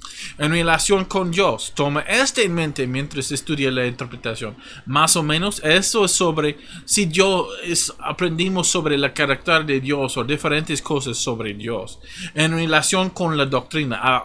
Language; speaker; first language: Spanish; non-native, fluent; English